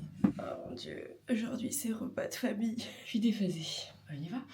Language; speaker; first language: French; native; French